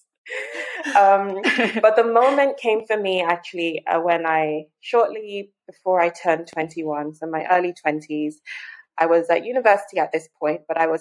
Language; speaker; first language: English; non-native, local second language; Yoruba